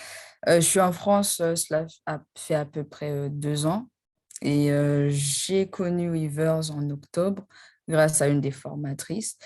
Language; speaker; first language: French; non-native, local second language; Rundi